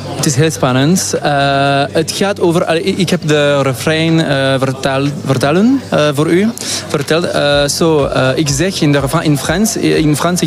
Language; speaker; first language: Dutch; non-native, local second language; French